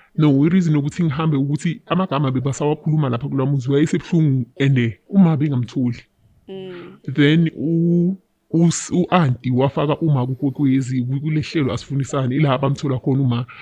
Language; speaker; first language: Zulu; native; Zulu